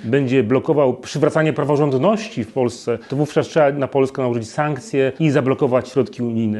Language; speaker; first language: Polish; native; Polish